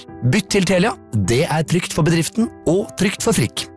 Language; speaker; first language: Norwegian; native; Norwegian